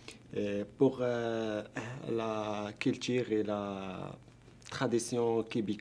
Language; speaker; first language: French; non-native, learner; Arabic